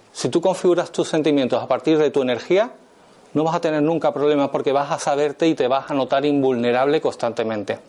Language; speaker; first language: Spanish; native; Spanish